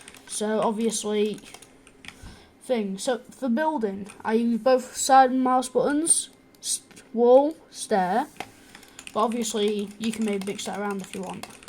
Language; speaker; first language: English; native; English